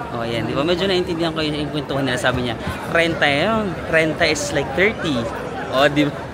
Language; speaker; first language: Filipino; non-native, local second language; Waray